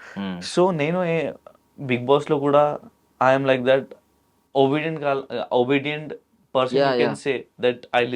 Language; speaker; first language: Telugu; non-native, local second language; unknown